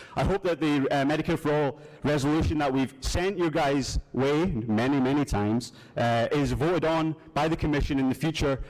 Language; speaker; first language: English; native; English